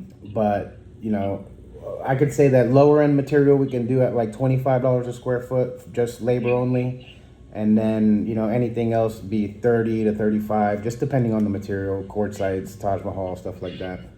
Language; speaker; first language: English; native; English